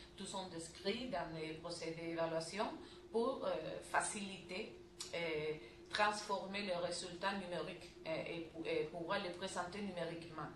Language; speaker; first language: French; non-native, learner; Spanish